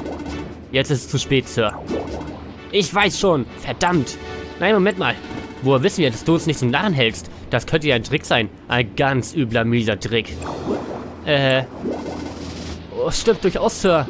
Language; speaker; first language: German; native; German